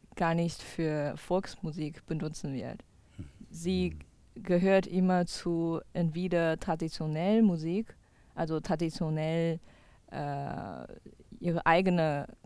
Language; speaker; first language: German; non-native, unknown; Chinese